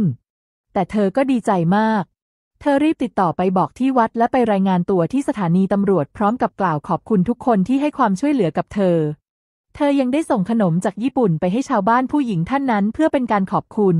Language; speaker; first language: Thai; native; Thai